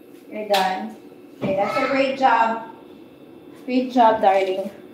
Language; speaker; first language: English; non-native, local second language; Filipino